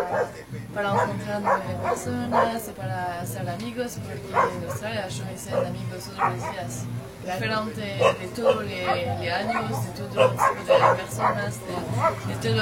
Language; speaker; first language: Spanish; non-native, learner; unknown